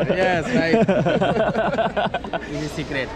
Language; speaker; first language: English; non-native, local second language; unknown